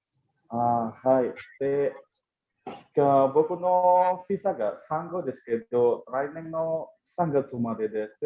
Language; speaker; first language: Japanese; non-native, learner; Indonesian